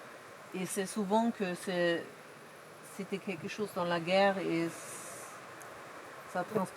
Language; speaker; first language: French; non-native, fluent; German